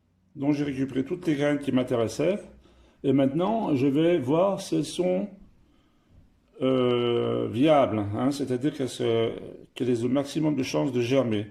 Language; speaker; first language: French; native; French